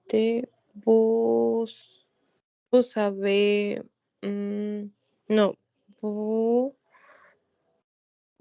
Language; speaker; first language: French; non-native, learner; Spanish